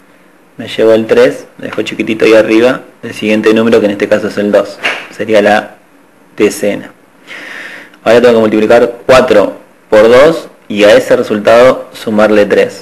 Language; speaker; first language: Spanish; native; Spanish